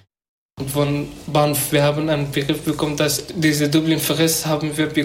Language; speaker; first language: German; non-native, learner; Persian